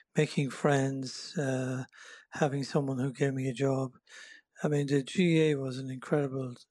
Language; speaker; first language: English; native; English